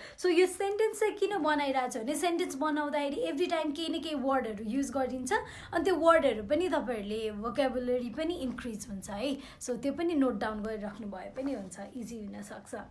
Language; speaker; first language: Nepali; non-native, local second language; Newari